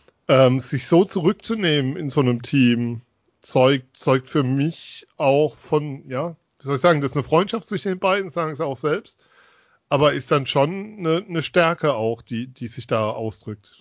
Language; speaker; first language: German; native; German